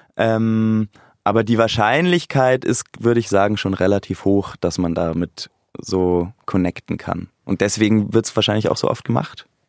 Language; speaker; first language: German; native; German